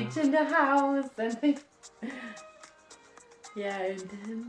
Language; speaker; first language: English; non-native, learner; German